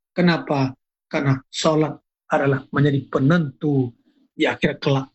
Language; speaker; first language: Indonesian; native; Indonesian